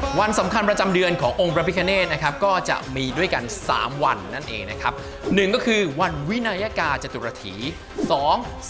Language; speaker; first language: Thai; native; Thai